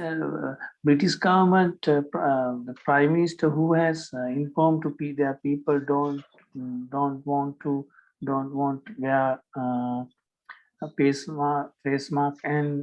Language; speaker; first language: English; non-native, learner; Sinhala